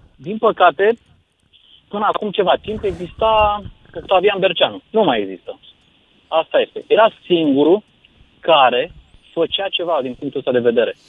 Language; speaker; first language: Romanian; native; Romanian